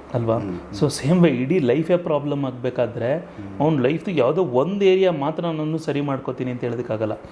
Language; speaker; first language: Kannada; native; Kannada